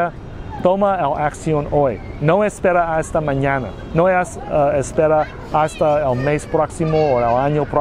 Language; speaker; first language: Spanish; non-native, learner; Vietnamese